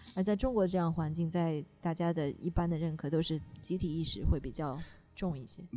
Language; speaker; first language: Chinese; native; Chinese